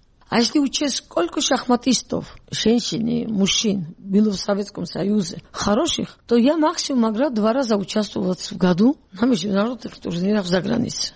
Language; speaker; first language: Russian; non-native, local second language; Georgian